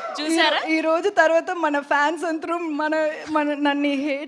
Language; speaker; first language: Telugu; non-native, local second language; Tamil